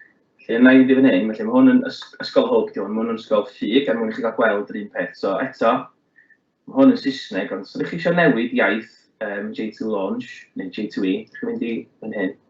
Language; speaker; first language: Welsh; native; Welsh